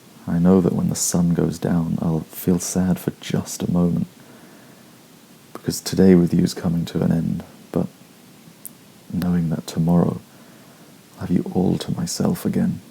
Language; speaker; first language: English; native; English